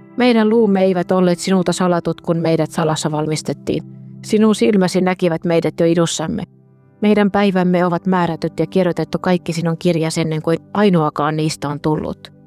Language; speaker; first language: Finnish; native; Finnish